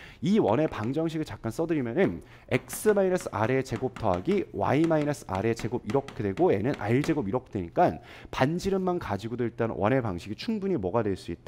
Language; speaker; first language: Korean; native; Korean